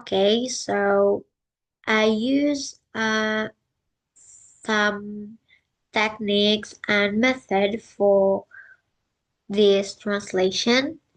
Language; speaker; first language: English; non-native, learner; Indonesian